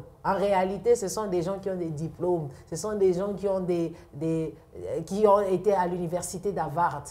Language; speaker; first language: French; non-native, local second language; Lingala